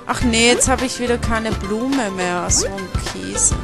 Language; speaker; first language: German; native; German